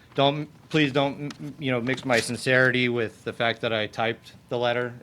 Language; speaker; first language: English; native; English